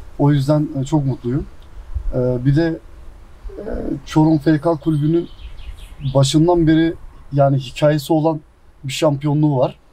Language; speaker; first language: Turkish; native; Turkish